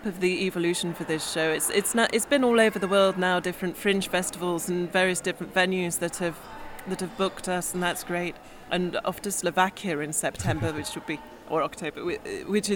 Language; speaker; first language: English; native; English